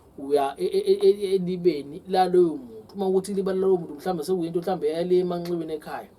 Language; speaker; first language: Zulu; native; Zulu